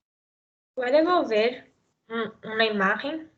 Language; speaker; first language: Spanish; non-native, learner; Portuguese